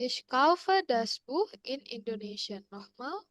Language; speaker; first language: German; non-native, learner; Indonesian